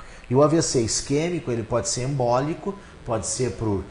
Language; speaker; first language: Portuguese; native; Portuguese